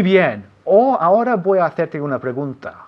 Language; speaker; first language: Spanish; non-native, fluent; English